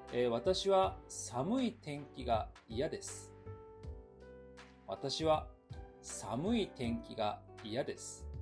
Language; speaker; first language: Japanese; non-native, fluent; Korean